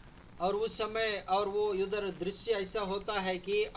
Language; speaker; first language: Hindi; non-native, local second language; Telugu